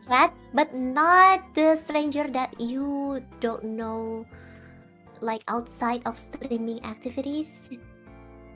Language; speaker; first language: English; non-native, fluent; Indonesian